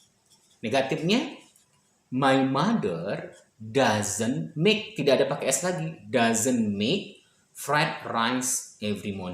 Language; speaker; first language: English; non-native, fluent; Indonesian